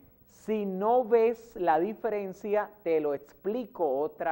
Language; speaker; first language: Spanish; native; Spanish